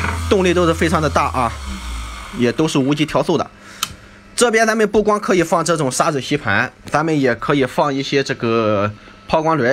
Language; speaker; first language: Chinese; native; Chinese